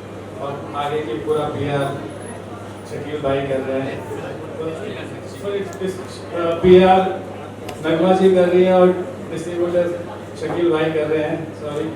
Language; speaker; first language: Hindi; native; Hindi